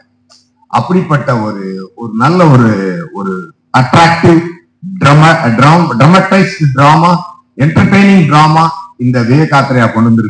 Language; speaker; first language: Tamil; native; Tamil